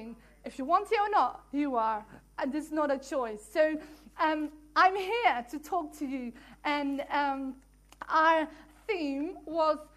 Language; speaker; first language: English; non-native, fluent; Dutch